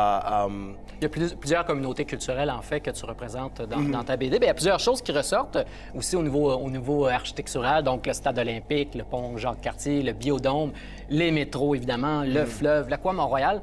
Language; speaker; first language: French; native; French